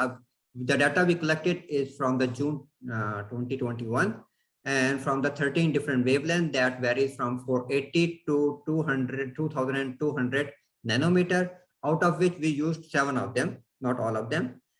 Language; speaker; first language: English; non-native, fluent; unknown